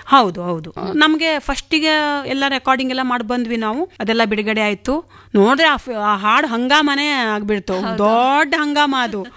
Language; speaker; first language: Kannada; non-native, local second language; Konkani